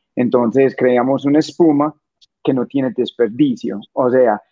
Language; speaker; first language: Spanish; non-native, fluent; English